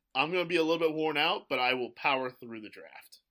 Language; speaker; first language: English; native; English